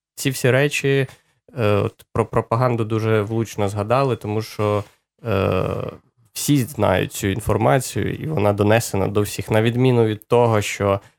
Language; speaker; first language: Ukrainian; native; Ukrainian